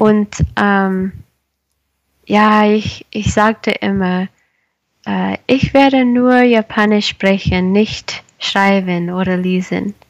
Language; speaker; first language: German; non-native, learner; Spanish